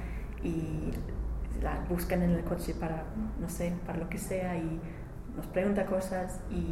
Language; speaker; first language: Spanish; non-native, learner; English